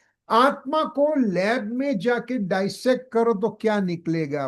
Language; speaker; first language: Hindi; non-native, local second language; Gujarati